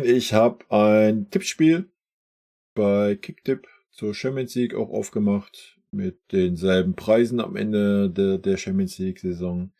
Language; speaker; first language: German; native; German